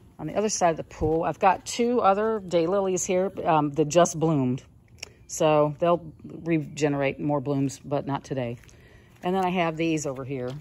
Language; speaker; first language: English; native; English